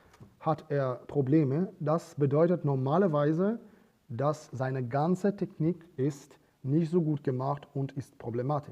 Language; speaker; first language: German; non-native, fluent; Russian